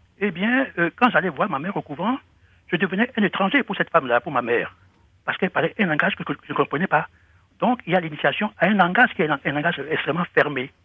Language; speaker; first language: French; non-native, local second language; Fon